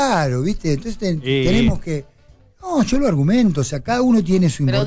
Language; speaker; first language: Spanish; native; Spanish